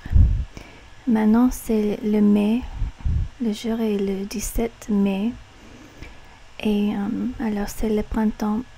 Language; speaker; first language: French; non-native, learner; English